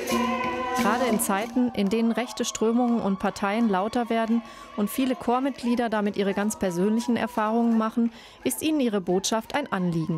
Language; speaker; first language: German; native; German